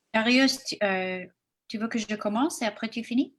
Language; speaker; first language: French; non-native, learner; English